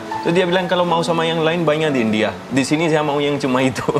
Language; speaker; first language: Indonesian; non-native, fluent; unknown